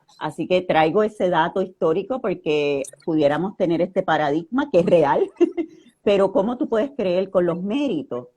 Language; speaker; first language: Spanish; native; Spanish